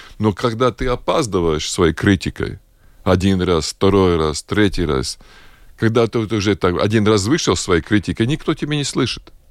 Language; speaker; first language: Russian; non-native, local second language; Latvian